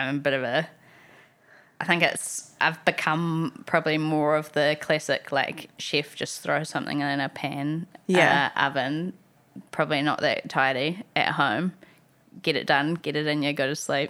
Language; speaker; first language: English; native; English